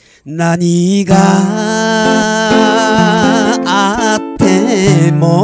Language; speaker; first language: Japanese; native; Japanese